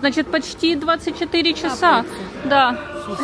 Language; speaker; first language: Russian; early bilingual, heritage; Russian